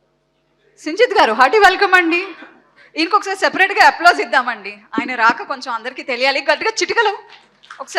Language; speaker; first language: Telugu; native; Telugu